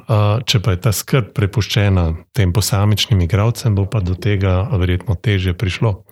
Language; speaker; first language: Slovenian; native; Slovenian